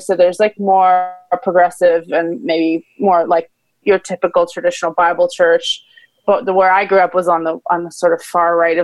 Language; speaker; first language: English; native; English